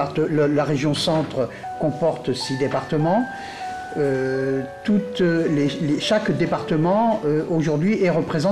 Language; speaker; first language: French; native; French